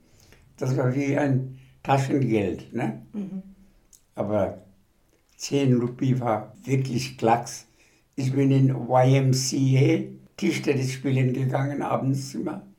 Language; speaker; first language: German; non-native, fluent; Bangla